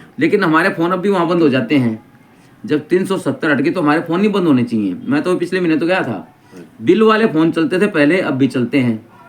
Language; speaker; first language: Hindi; native; Hindi